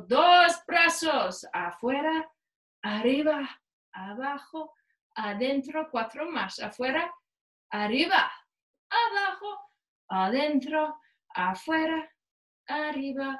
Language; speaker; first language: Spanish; non-native, learner; English